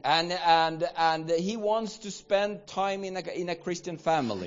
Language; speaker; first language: English; non-native, fluent; Swedish